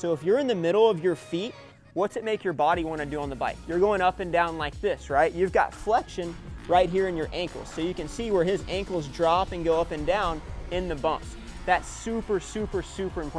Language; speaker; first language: English; native; English